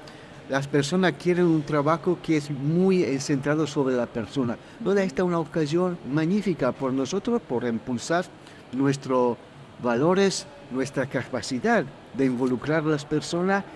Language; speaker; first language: Spanish; non-native, fluent; Italian